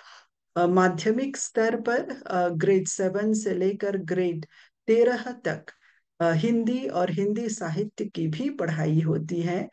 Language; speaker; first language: Hindi; non-native, local second language; Morisyen